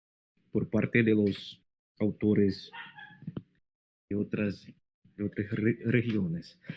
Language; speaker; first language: Spanish; non-native, learner; Portuguese